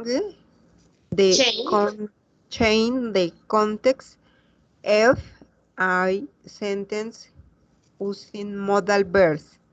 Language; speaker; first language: English; non-native, learner; Spanish